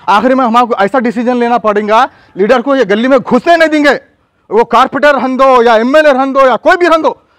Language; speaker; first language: Hindi; native; Hindi